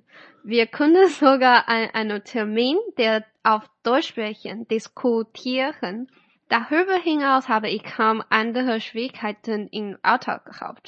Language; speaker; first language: German; non-native, fluent; Chinese